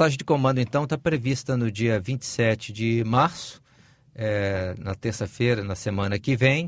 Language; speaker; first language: Portuguese; native; Portuguese